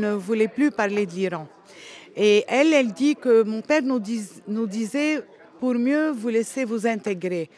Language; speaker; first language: French; non-native, local second language; Arabic